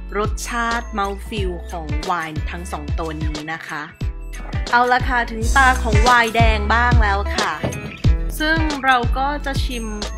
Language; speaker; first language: Thai; native; Thai